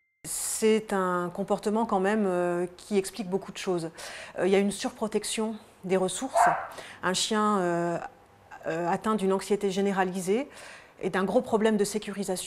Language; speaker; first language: French; native; French